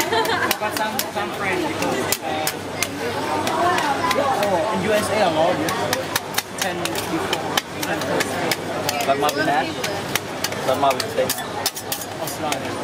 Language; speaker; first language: English; non-native, learner; Khmer